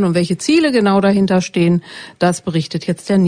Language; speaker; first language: German; native; German